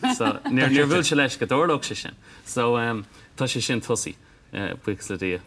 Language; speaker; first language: Irish; non-native, local second language; English